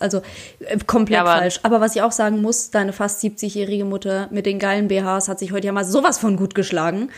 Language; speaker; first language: German; early bilingual, heritage; German